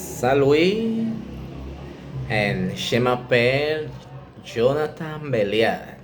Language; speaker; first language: French; non-native, learner; Spanish